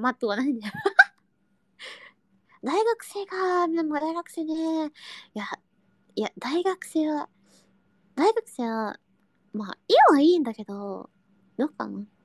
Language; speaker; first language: Japanese; non-native, learner; Indonesian